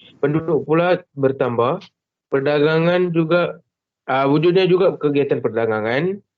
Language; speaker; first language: Malay; non-native, local second language; Tamil